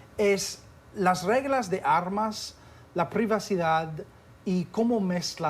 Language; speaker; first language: Spanish; non-native, fluent; English